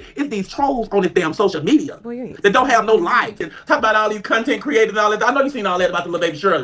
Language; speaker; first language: English; native; English